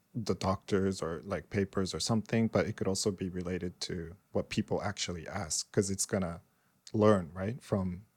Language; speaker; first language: English; non-native, fluent; Japanese